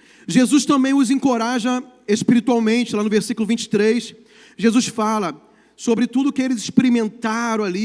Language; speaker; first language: Portuguese; native; Portuguese